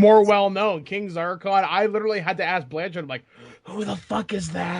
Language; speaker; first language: English; native; English